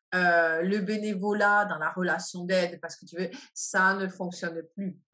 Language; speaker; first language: French; native; French